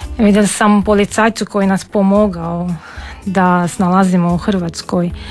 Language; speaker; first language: Serbian; non-native, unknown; Armenian